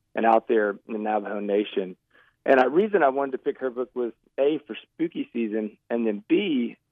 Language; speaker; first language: English; native; English